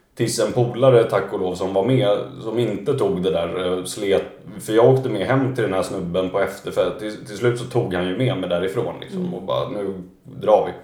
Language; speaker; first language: Swedish; native; Swedish